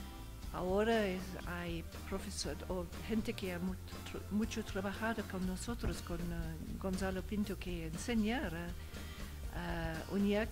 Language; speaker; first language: Spanish; non-native, learner; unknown